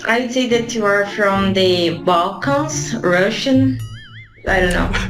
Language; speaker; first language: English; non-native, learner; Portuguese